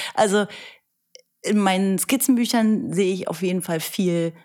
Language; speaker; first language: German; native; German